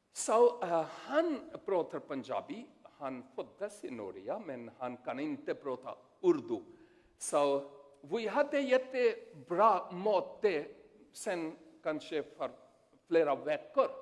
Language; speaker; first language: Swedish; non-native, learner; Urdu